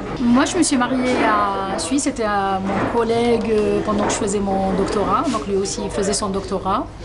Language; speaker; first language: French; non-native, local second language; Arabic